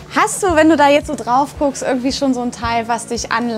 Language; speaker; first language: German; native; German